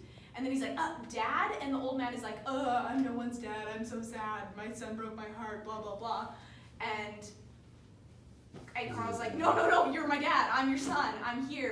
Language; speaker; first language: English; native; English